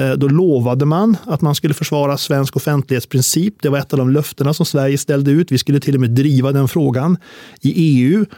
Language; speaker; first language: Swedish; native; Swedish